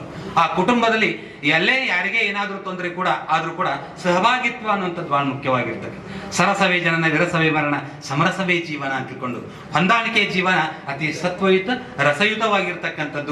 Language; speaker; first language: Kannada; native; Kannada